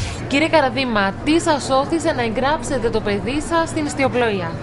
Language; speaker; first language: Greek; native; Greek